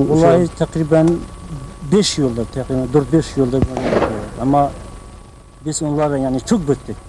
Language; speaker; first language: Turkish; non-native, learner; Kurdish